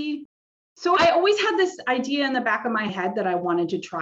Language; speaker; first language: English; native; English